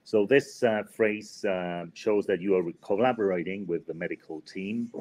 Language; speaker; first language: English; non-native, fluent; Spanish